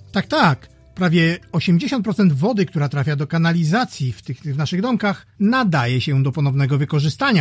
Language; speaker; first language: Polish; native; Polish